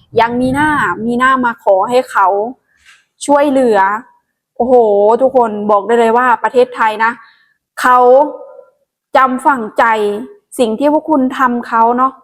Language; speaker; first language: Thai; non-native, local second language; Northeastern Thai